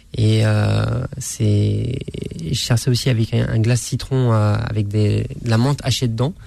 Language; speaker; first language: French; native; French